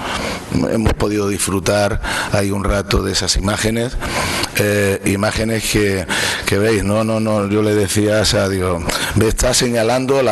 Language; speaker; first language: Spanish; native; Spanish